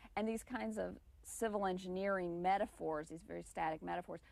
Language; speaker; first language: English; native; English